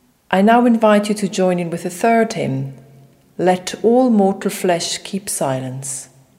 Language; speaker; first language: English; non-native, fluent; German